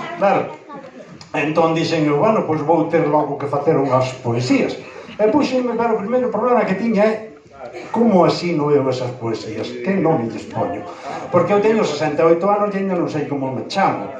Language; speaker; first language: Galician; native; Galician